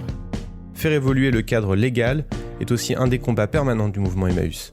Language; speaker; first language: French; native; French